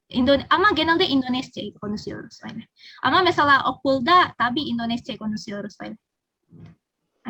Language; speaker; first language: Turkish; non-native, learner; Indonesian